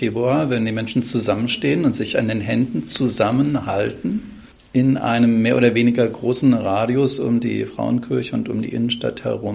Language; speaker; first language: German; native; German